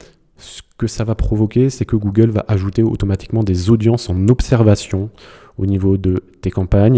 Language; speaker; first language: French; native; French